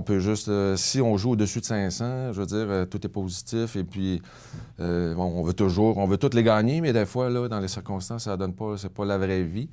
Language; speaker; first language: French; native; French